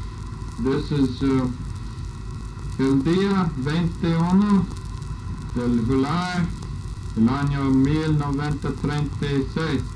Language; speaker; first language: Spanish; non-native, learner; English